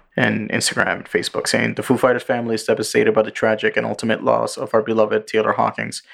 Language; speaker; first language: English; early bilingual, other home language; Spanish